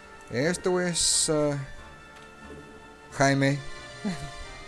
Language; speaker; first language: Spanish; non-native, learner; English